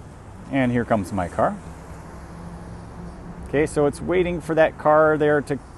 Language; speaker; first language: English; native; English